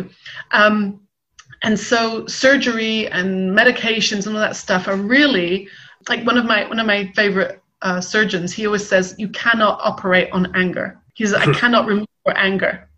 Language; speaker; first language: English; native; English